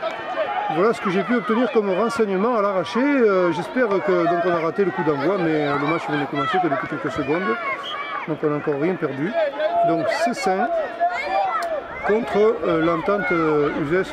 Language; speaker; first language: French; native; French